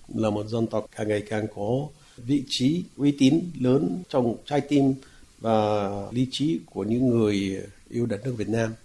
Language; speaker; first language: Vietnamese; non-native, fluent; Arabic